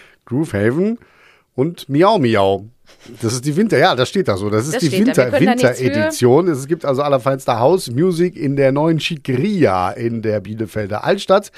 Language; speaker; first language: German; native; German